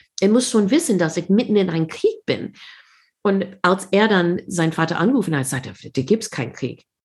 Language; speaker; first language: German; non-native, fluent; English